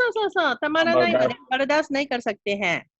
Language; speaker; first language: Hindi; non-native, fluent; Japanese